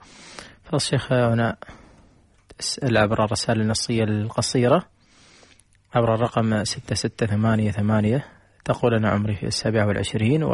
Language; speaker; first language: Arabic; native; Arabic